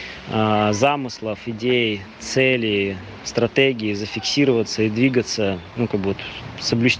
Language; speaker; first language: Russian; native; Russian